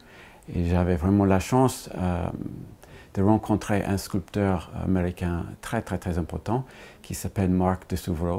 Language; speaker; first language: French; non-native, fluent; English